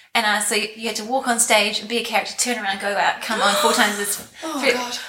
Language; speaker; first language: English; native; English